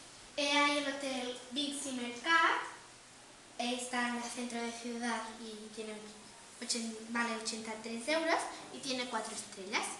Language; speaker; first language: Spanish; non-native, learner; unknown